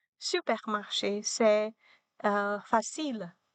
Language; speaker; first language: French; non-native, learner; Chinese